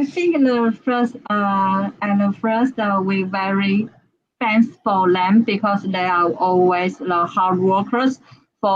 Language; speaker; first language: English; non-native, learner; Chinese